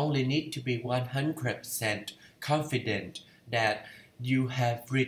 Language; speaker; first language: English; non-native, fluent; Vietnamese